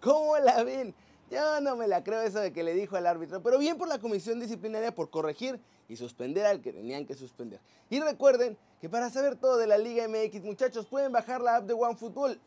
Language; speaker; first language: Spanish; native; Spanish